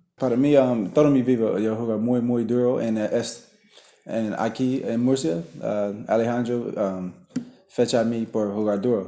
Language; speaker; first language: Spanish; non-native, learner; English